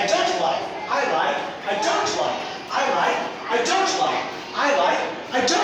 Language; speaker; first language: English; non-native, fluent; Bangla